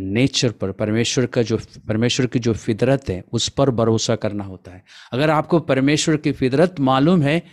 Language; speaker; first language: Hindi; non-native, local second language; Malayalam